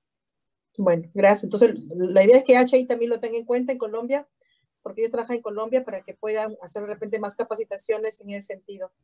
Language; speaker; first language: Spanish; native; Spanish